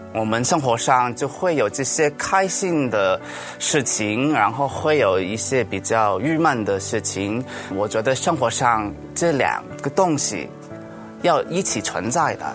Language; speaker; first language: Chinese; early bilingual, heritage; Chinese